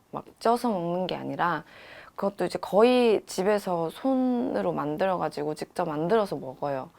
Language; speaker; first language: Korean; non-native, fluent; Chinese